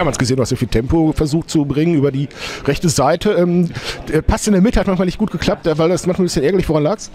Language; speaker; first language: German; native; German